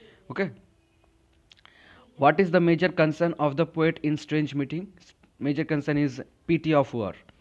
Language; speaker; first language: English; non-native, local second language; Bangla